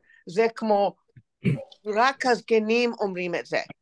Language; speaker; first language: Hebrew; non-native, learner; English